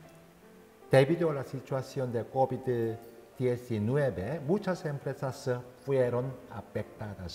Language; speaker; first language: Spanish; non-native, fluent; Korean